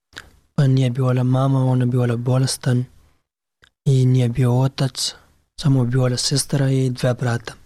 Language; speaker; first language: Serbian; non-native, learner; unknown